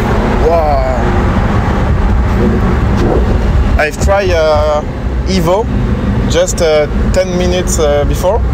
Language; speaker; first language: English; non-native, learner; French